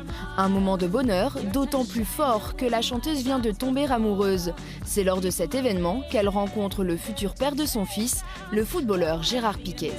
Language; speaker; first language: French; native; French